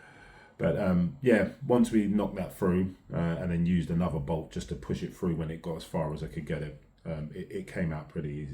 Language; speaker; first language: English; native; English